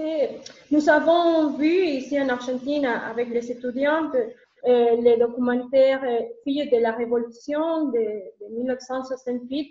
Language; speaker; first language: French; non-native, learner; Spanish